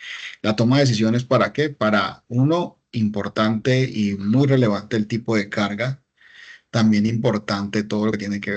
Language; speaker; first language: Spanish; native; Spanish